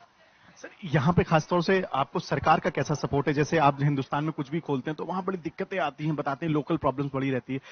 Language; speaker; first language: Hindi; native; Hindi